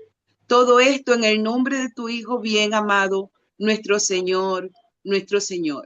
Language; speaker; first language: Spanish; native; Spanish